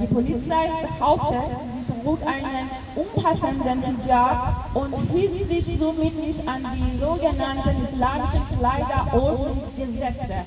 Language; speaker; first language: German; non-native, local second language; Persian